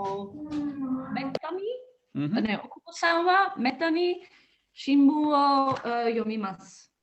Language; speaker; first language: Japanese; non-native, learner; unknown